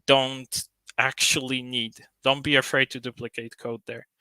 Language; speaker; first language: English; non-native, fluent; Polish